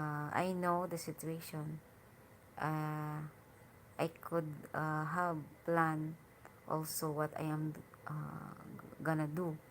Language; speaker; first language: English; non-native, learner; Hiligaynon